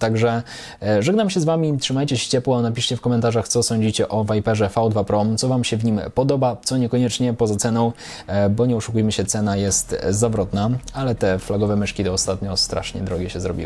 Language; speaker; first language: Polish; native; Polish